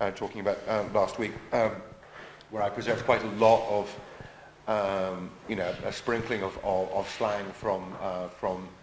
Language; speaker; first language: English; native; English